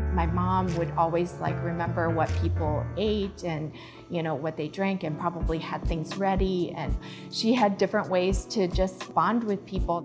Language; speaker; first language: English; early bilingual, other home language; Chinese